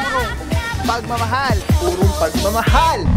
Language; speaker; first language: Filipino; native; Filipino